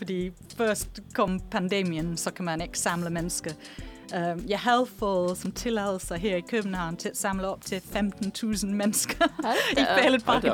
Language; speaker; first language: Danish; non-native, fluent; English